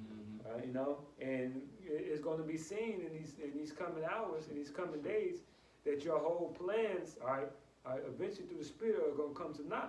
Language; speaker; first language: English; native; English